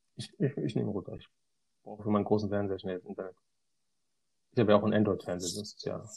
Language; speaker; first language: German; early bilingual, other home language; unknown